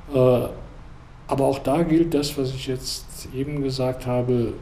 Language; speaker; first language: German; native; German